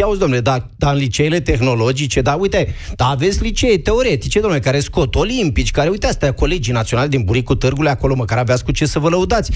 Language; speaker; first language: Romanian; native; Romanian